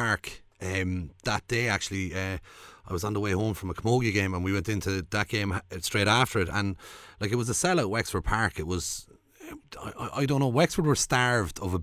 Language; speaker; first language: English; native; English